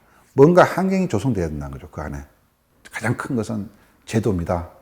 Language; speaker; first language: Korean; native; Korean